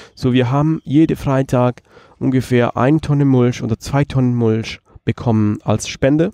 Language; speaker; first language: German; non-native, fluent; Italian